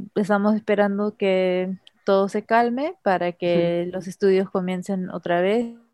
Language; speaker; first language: Spanish; early bilingual, heritage; Spanish